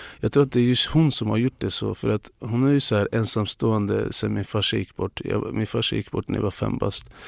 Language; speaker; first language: Swedish; non-native, fluent; Azerbaijani